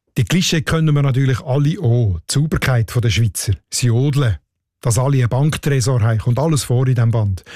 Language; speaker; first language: German; native; German